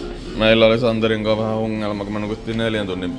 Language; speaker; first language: Finnish; native; Finnish